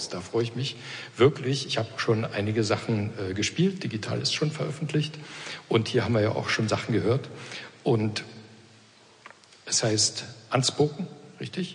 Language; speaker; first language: German; native; German